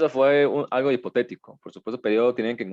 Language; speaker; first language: Spanish; native; Spanish